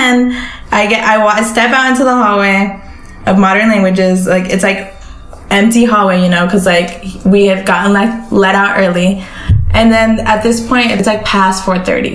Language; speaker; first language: English; native; English